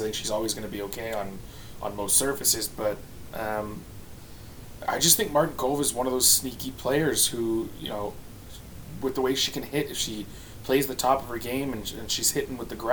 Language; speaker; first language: English; native; English